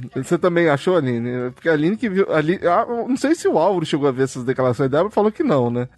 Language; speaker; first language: Portuguese; native; Portuguese